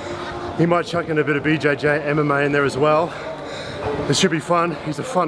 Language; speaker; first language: English; native; English